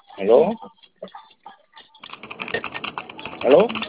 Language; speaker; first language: Spanish; native; Spanish